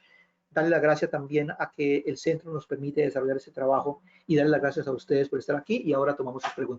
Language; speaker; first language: Spanish; native; Spanish